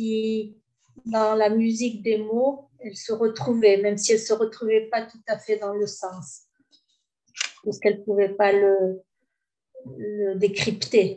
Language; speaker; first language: French; early bilingual, heritage; French